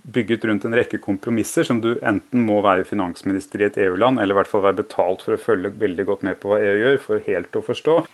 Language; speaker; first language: Norwegian; native; Norwegian